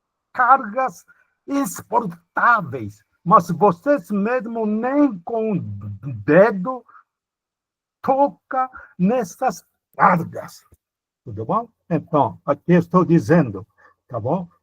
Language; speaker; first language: Portuguese; non-native, fluent; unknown